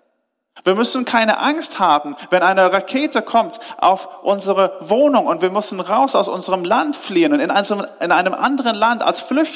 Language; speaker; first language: German; non-native, fluent; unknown